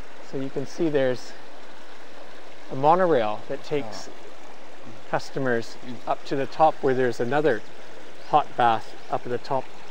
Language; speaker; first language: English; native; English